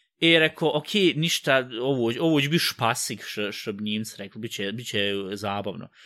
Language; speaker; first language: Bosnian; early bilingual, heritage; Bosnian